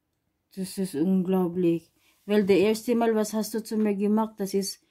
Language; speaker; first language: German; non-native, learner; Filipino